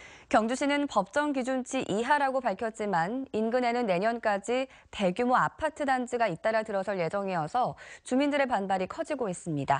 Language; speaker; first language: Korean; native; Korean